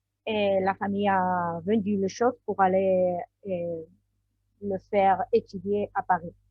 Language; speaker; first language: French; non-native, learner; Spanish